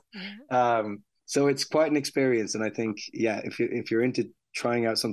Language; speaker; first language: English; native; English